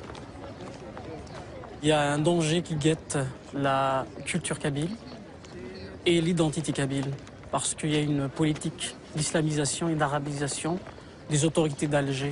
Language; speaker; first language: French; non-native, local second language; Kabyle